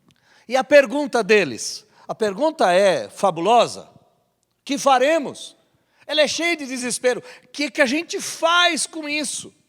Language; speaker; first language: Portuguese; native; Portuguese